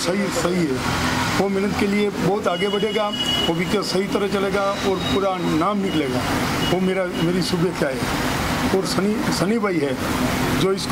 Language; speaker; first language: Hindi; non-native, local second language; Gujarati